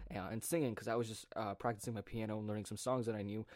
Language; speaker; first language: English; native; English